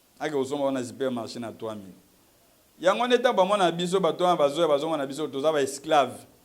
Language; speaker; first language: Lingala; native; Lingala